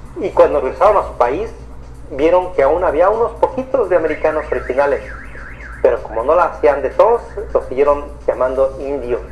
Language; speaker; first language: Spanish; native; Spanish